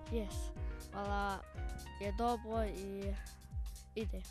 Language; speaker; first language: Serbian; early bilingual, heritage; Bosnian